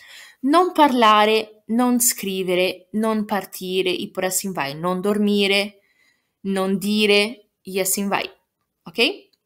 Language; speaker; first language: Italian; non-native, fluent; Portuguese